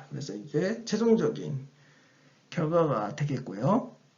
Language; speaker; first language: Korean; native; Korean